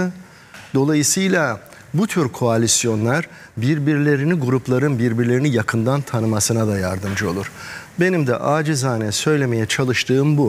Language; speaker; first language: Turkish; native; Turkish